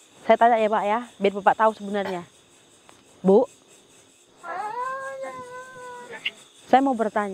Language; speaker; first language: Indonesian; native; Indonesian